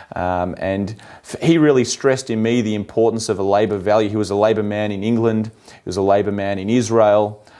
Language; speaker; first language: English; native; English